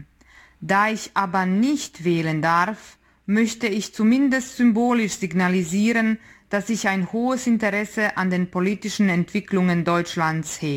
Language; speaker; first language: German; non-native, fluent; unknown